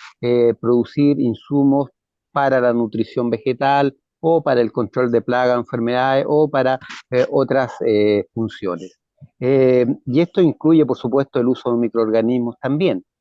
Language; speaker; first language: Spanish; native; Spanish